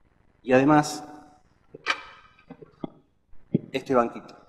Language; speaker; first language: Spanish; native; Spanish